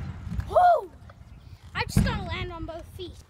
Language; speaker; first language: English; native; English